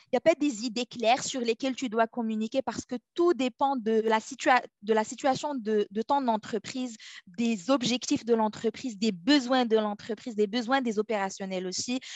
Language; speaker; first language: French; non-native, local second language; Arabic